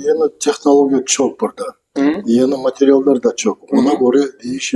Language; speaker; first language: Turkish; non-native, learner; Kazakh